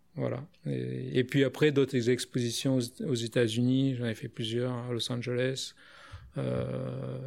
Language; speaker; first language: French; native; French